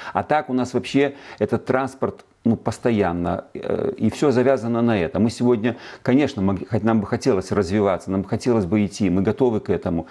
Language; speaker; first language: Russian; native; Russian